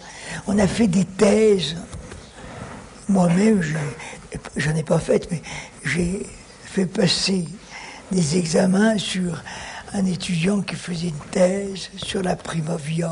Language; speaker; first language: French; native; French